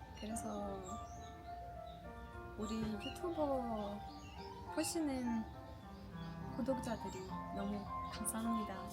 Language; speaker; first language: Korean; non-native, learner; Russian